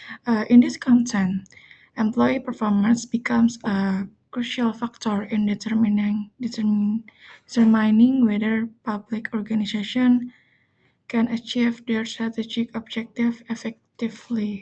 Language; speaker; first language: English; non-native, learner; Indonesian